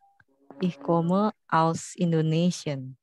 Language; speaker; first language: German; non-native, learner; Indonesian